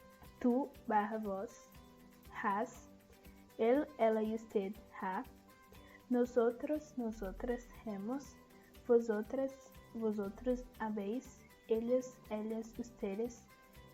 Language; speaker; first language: Spanish; non-native, learner; Portuguese